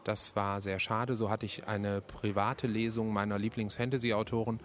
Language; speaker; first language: German; native; German